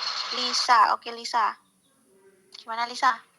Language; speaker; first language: Indonesian; native; Indonesian